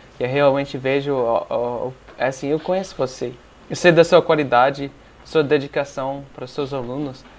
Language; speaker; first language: Portuguese; non-native, fluent; English